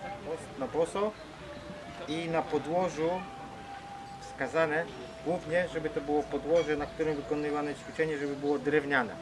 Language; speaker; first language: Polish; non-native, fluent; Vietnamese